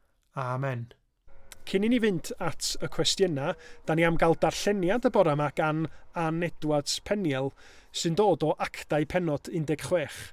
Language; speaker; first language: Welsh; native; Welsh